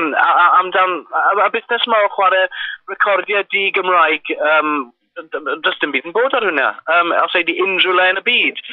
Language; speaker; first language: Welsh; non-native, local second language; English